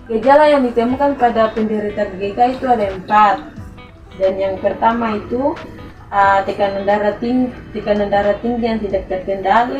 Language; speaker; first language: Indonesian; non-native, local second language; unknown